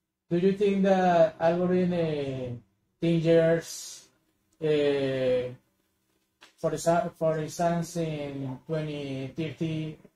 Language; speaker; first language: English; non-native, learner; Spanish